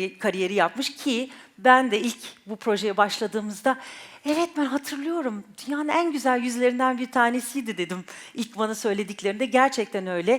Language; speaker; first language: Turkish; native; Turkish